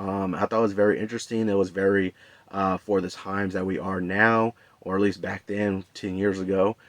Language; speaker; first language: English; native; English